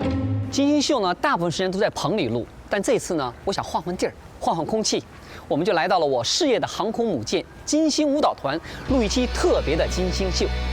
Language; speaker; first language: Chinese; native; Chinese